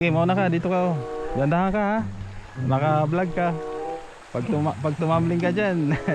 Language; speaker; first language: Filipino; non-native, local second language; Cebuano